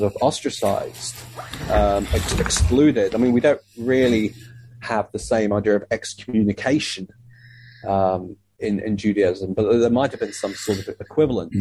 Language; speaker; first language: English; native; English